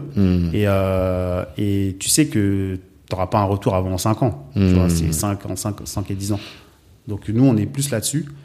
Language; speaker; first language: French; native; French